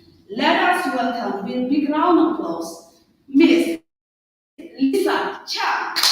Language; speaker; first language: English; non-native, fluent; Indonesian